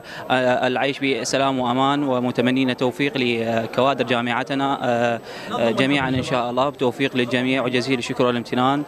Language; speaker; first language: Arabic; native; Arabic